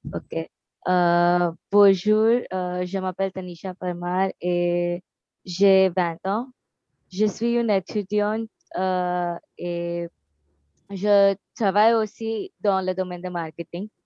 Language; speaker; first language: French; non-native, learner; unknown